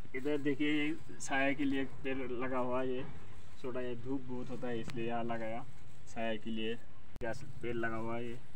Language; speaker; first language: Hindi; non-native, local second language; Bangla